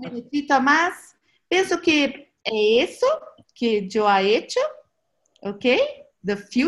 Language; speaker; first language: Spanish; non-native, learner; Portuguese